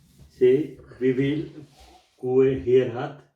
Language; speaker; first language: German; non-native, learner; Tamil